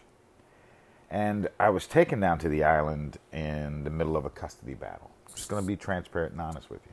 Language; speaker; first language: English; native; English